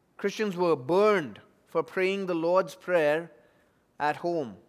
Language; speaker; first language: English; non-native, local second language; Tamil